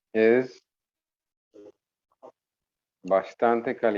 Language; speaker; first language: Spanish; non-native, fluent; English